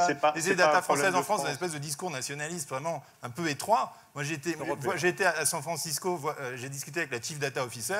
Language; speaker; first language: French; native; French